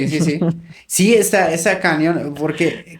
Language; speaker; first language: Spanish; native; Spanish